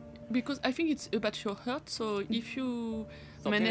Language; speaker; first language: English; non-native, fluent; French